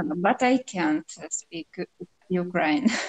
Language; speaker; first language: English; non-native, learner; Russian